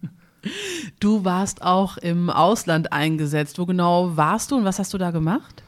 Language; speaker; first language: German; native; German